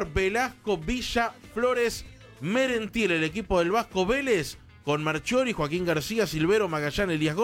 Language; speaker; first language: Spanish; native; Spanish